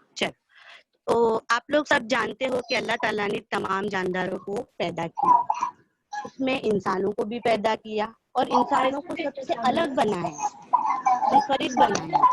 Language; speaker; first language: Hindi; non-native, local second language; Urdu